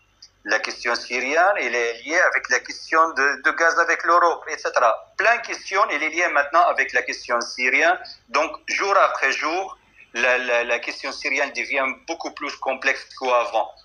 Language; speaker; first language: French; non-native, fluent; Arabic